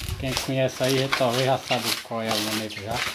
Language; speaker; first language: Portuguese; native; Portuguese